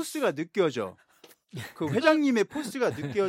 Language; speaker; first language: Korean; native; Korean